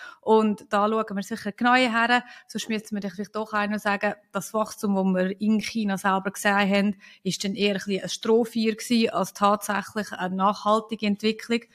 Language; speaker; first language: German; native; German